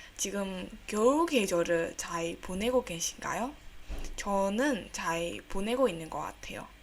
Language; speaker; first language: Korean; non-native, fluent; Burmese